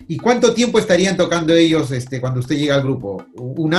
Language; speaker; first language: Spanish; native; Spanish